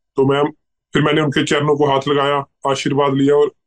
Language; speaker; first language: Hindi; native; Hindi